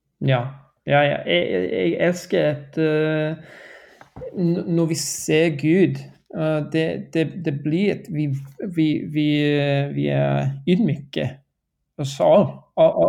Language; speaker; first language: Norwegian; non-native, learner; English